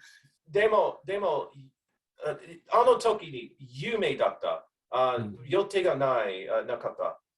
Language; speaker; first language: Japanese; non-native, learner; English